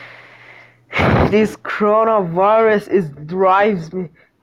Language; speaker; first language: English; non-native, learner; Persian